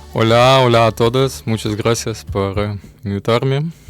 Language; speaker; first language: Spanish; non-native, learner; Russian